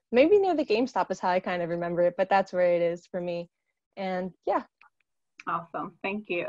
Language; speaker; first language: English; native; English